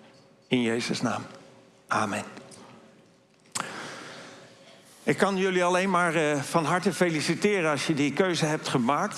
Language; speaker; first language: Dutch; native; Dutch